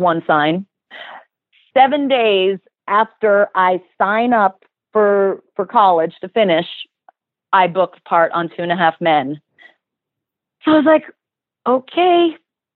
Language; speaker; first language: English; native; English